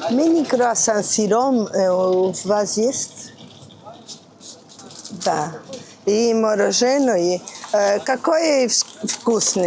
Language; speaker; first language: Russian; non-native, learner; Portuguese